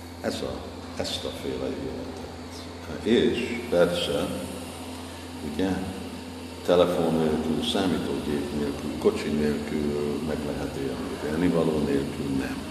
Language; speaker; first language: Hungarian; non-native, fluent; English